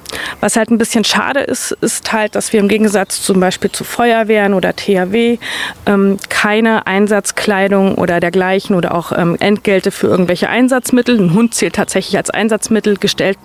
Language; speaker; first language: German; native; German